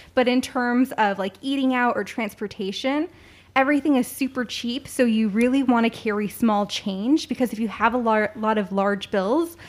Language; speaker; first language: English; early bilingual, other home language; Filipino